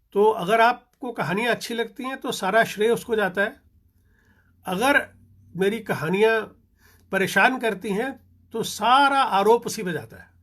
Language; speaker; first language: Hindi; non-native, local second language; Punjabi